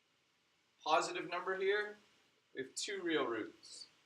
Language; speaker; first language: English; native; English